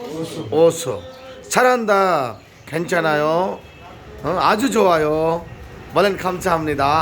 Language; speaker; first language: Korean; non-native, fluent; Bangla